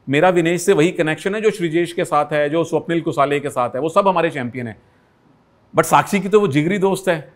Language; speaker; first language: Hindi; native; Hindi